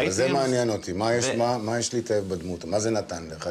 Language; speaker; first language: Hebrew; native; Hebrew